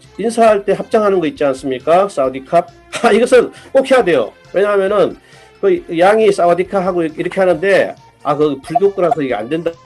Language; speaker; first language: Korean; native; Korean